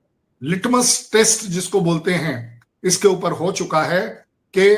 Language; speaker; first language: Hindi; native; Hindi